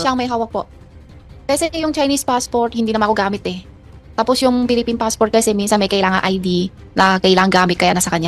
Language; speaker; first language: Filipino; non-native, learner; Chinese